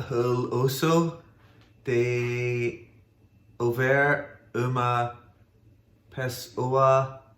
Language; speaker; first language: Portuguese; non-native, learner; English